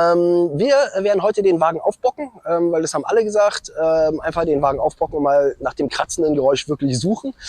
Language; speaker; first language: German; native; German